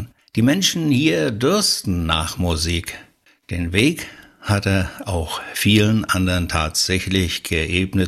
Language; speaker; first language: German; native; German